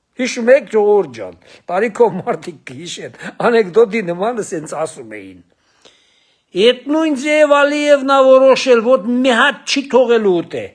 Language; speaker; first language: Armenian; native; Armenian